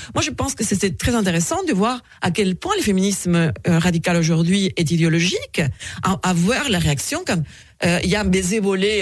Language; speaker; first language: French; non-native, fluent; Spanish